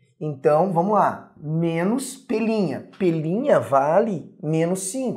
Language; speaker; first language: Portuguese; native; Portuguese